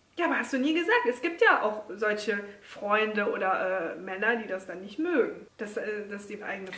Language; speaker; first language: German; native; German